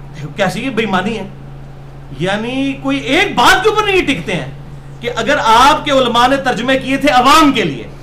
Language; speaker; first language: Urdu; non-native, local second language; Punjabi